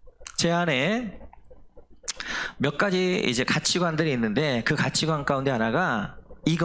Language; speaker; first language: Korean; native; Korean